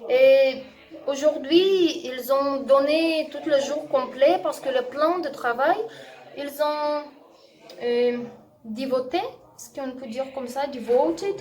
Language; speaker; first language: French; non-native, learner; Russian